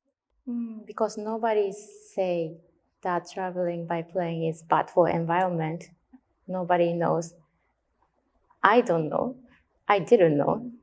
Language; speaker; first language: English; non-native, learner; Japanese